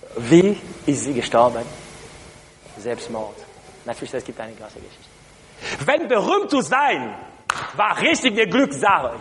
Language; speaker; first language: German; non-native, learner; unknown